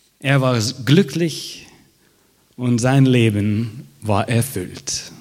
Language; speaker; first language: German; non-native, fluent; English